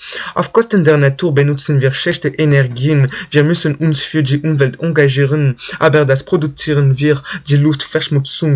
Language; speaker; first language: German; non-native, learner; French